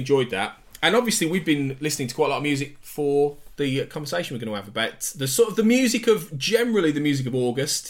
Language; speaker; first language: English; native; English